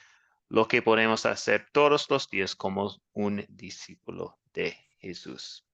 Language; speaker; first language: Spanish; non-native, fluent; English